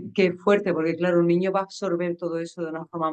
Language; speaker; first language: Spanish; native; Spanish